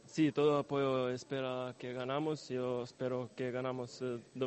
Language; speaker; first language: Spanish; non-native, learner; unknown